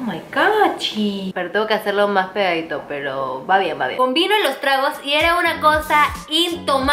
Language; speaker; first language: Spanish; native; Spanish